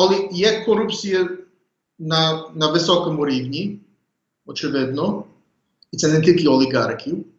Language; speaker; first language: Ukrainian; early bilingual, heritage; English